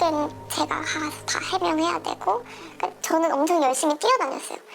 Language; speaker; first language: Korean; native; Korean